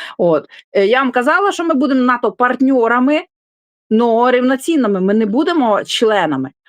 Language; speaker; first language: Ukrainian; non-native, local second language; Russian